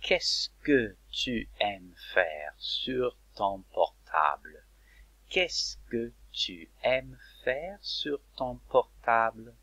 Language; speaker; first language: French; non-native, fluent; English